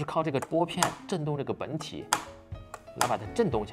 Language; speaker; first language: Chinese; native; Chinese